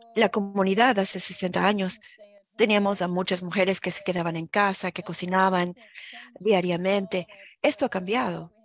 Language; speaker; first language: Spanish; non-native, fluent; German